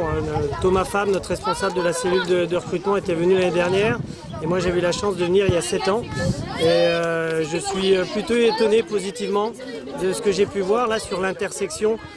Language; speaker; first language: French; native; French